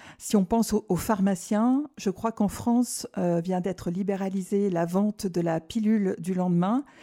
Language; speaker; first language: French; native; French